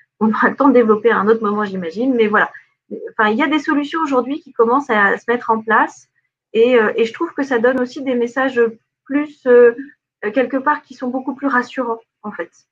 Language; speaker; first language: French; native; French